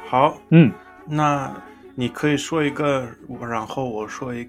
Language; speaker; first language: Chinese; non-native, fluent; English